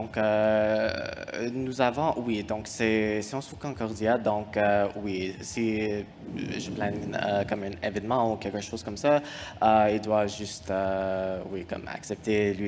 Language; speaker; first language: French; non-native, fluent; English